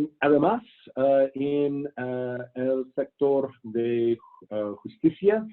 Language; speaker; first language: Spanish; non-native, fluent; English